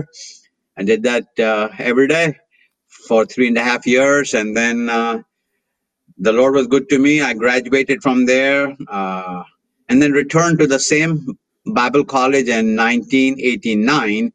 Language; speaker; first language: English; non-native, local second language; Hindi